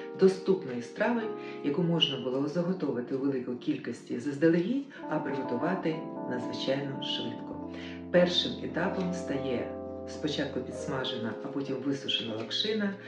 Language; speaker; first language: Ukrainian; native; Ukrainian